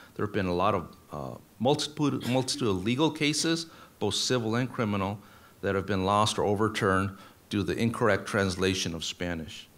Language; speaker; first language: English; native; English